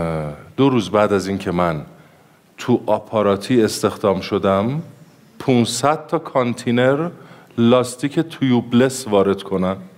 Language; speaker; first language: Persian; native; Persian